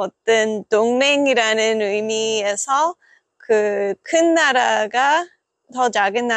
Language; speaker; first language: Korean; non-native, fluent; English